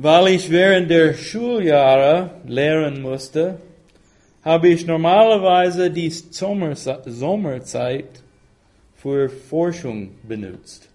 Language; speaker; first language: German; non-native, fluent; English